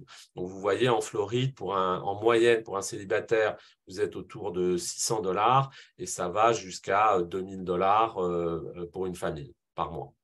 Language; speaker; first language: French; native; French